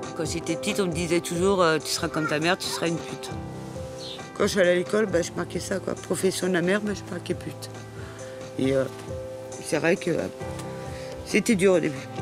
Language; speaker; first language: French; native; French